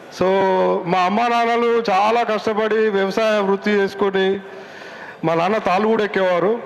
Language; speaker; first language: Telugu; native; Telugu